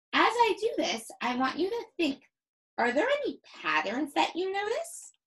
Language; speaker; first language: English; native; English